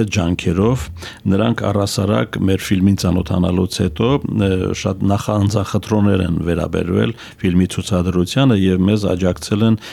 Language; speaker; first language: Armenian; native; Armenian